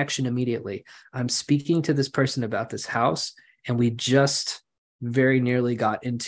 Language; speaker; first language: English; native; English